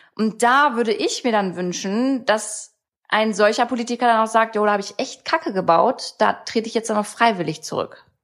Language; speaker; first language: German; native; German